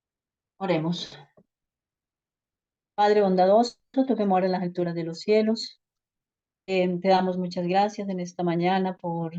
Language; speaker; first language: Spanish; native; Spanish